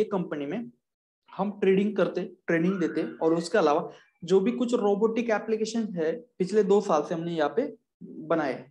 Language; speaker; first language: Hindi; non-native, local second language; Marathi